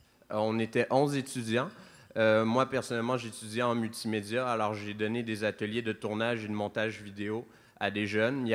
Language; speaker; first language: French; native; French